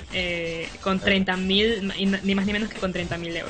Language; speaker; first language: Spanish; native; Spanish